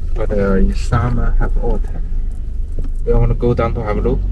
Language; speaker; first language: English; non-native, learner; Chinese